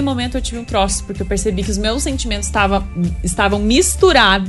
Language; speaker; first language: Portuguese; native; Portuguese